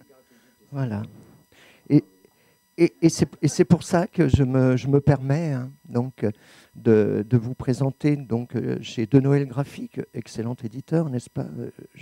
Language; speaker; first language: French; native; French